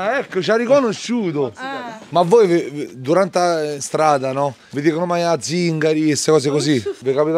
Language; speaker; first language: Italian; native; Italian